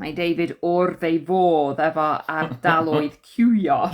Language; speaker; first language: Welsh; non-native, fluent; English